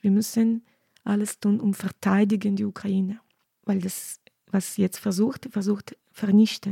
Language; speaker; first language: German; non-native, fluent; Ukrainian